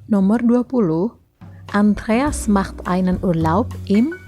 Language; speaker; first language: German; non-native, fluent; Indonesian